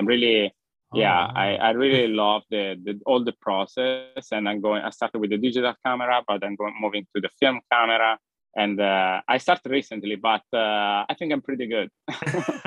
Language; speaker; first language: English; non-native, fluent; Italian